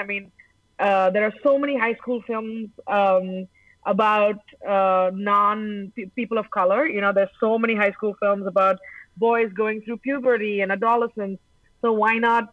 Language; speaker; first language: English; non-native, local second language; Tamil